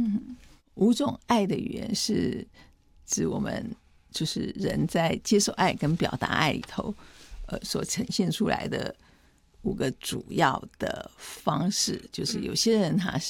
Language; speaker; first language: Chinese; native; Chinese